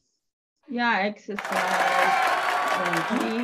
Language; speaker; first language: English; non-native, fluent; Russian